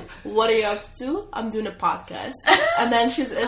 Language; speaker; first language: English; non-native, fluent; Malagasy